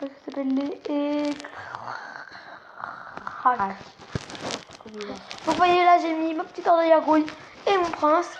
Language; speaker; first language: French; native; French